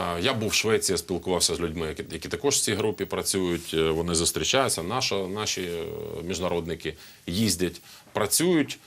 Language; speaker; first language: Ukrainian; non-native, local second language; Russian